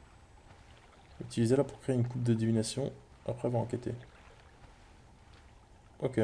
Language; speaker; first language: French; native; French